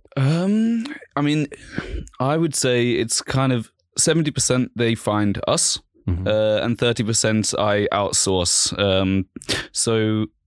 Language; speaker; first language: English; native; English